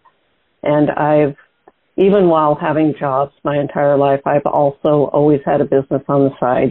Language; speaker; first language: English; native; English